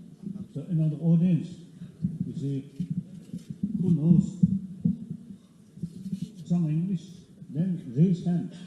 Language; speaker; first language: English; non-native, learner; Tibetan